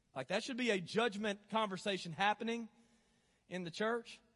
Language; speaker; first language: English; native; English